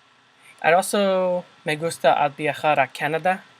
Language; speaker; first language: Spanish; non-native, learner; English